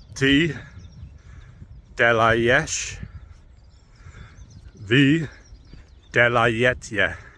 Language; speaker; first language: Russian; non-native, learner; English